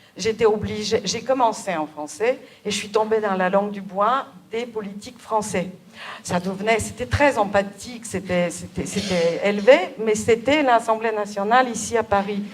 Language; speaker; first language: French; non-native, fluent; Bulgarian